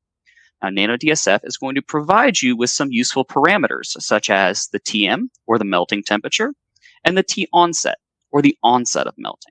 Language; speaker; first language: English; native; English